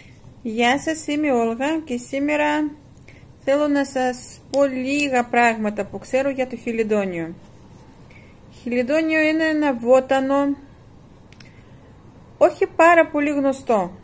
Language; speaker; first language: Greek; non-native, fluent; Russian